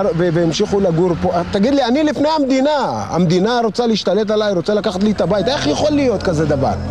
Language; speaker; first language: Hebrew; non-native, local second language; Arabic